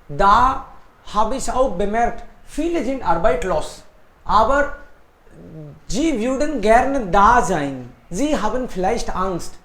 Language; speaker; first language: German; non-native, fluent; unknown